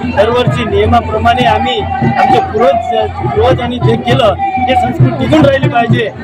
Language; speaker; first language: Marathi; non-native, local second language; Lambadi